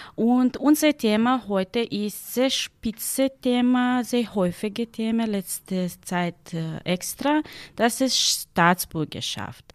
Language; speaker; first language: German; non-native, learner; Ukrainian